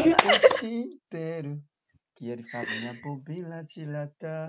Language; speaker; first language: Portuguese; non-native, learner; Chinese